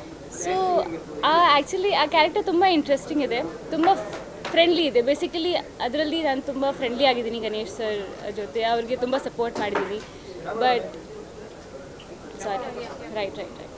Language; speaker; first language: Kannada; non-native, learner; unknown